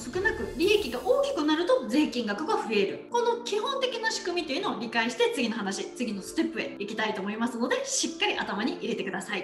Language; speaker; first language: Japanese; native; Japanese